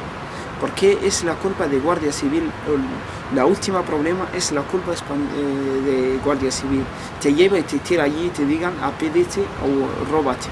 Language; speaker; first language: Spanish; non-native, learner; Arabic